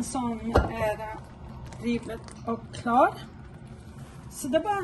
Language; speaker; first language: Swedish; non-native, fluent; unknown